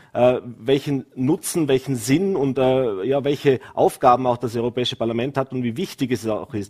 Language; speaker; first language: German; native; German